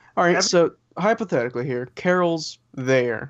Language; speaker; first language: English; native; English